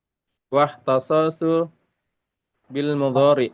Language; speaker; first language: Arabic; non-native, learner; Indonesian